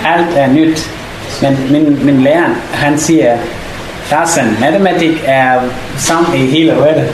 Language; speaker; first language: Danish; non-native, learner; Tamil